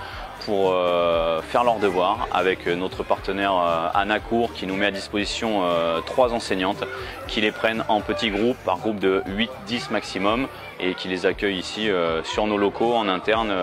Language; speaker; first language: French; native; French